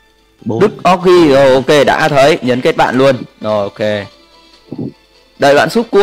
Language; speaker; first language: Vietnamese; native; Vietnamese